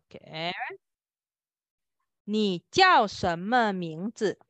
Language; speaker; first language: Chinese; non-native, fluent; Malay